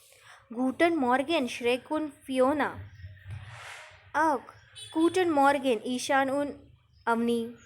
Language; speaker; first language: German; non-native, fluent; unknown